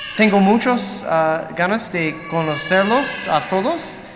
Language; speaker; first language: Spanish; non-native, learner; English